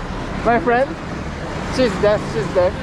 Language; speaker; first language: English; non-native, learner; Japanese